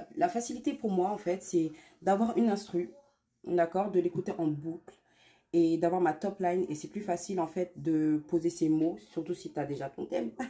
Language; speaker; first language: French; native; French